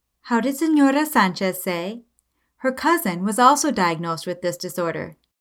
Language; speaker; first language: English; native; English